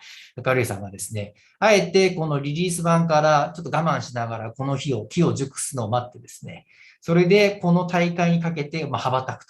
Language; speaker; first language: Japanese; native; Japanese